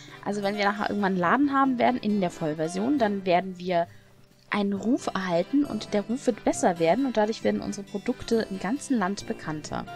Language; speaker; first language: German; native; German